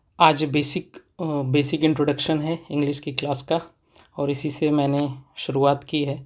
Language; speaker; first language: Hindi; native; Hindi